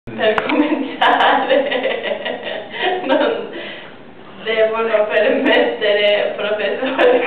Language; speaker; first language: Italian; non-native, learner; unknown